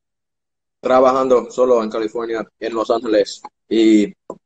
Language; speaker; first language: Spanish; non-native, learner; English